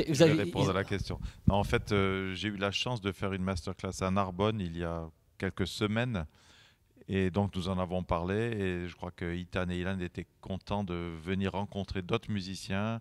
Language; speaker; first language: French; native; French